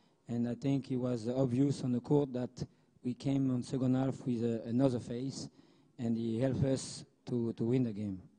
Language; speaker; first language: English; non-native, fluent; French